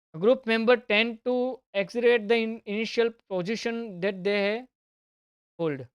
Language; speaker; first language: English; non-native, local second language; Gujarati